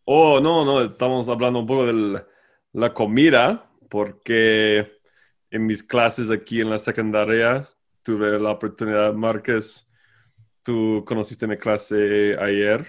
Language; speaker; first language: Spanish; non-native, fluent; English